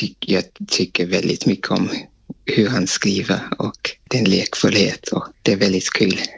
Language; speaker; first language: Swedish; non-native, fluent; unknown